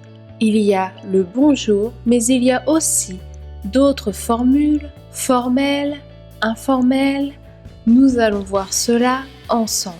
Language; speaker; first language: French; native; French